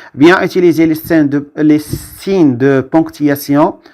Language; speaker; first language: French; non-native, local second language; Arabic